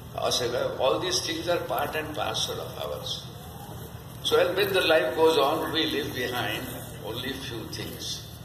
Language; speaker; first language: English; non-native, local second language; Marathi